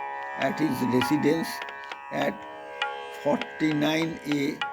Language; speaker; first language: English; non-native, local second language; Bangla